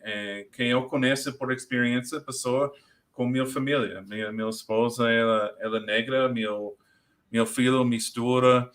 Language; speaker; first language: Portuguese; non-native, learner; English